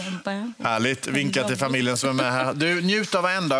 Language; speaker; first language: Swedish; native; Swedish